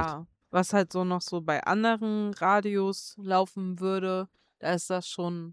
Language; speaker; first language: German; native; German